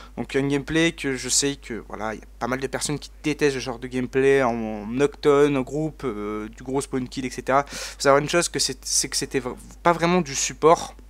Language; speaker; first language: French; native; French